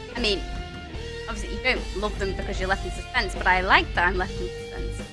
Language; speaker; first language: English; native; English